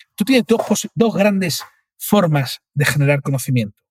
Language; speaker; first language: Spanish; native; Spanish